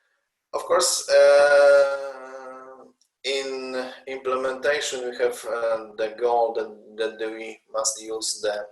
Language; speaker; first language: English; non-native, learner; Polish